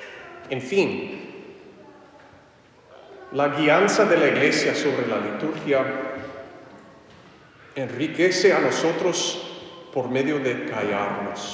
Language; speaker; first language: Spanish; non-native, fluent; English